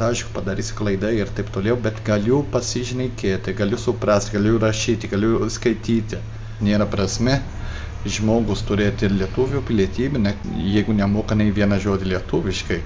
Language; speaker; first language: Lithuanian; early bilingual, heritage; Portuguese